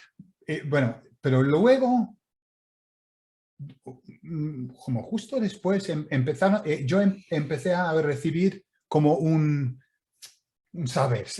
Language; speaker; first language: Spanish; non-native, fluent; English